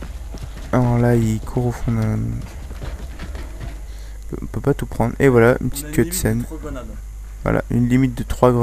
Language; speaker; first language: French; native; French